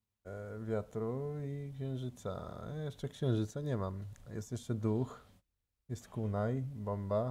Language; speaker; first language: Polish; native; Polish